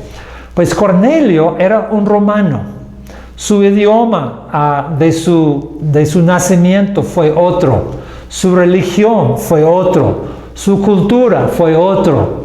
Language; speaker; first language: Spanish; non-native, fluent; English